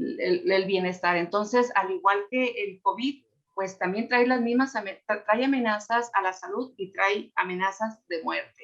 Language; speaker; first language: Spanish; native; Spanish